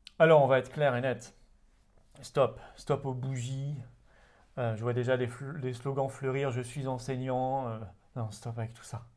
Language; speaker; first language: French; native; French